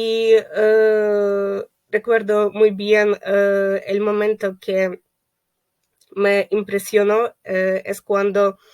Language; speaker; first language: Spanish; non-native, fluent; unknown